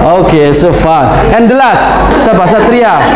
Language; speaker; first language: English; non-native, fluent; Indonesian